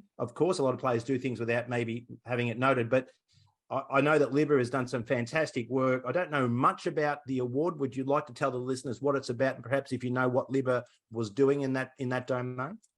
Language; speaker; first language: English; native; English